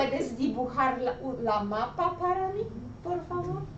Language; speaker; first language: Spanish; non-native, learner; English